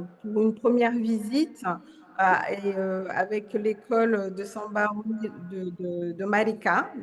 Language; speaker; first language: French; non-native, fluent; Portuguese